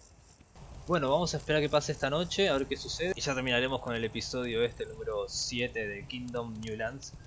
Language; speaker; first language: Spanish; native; Spanish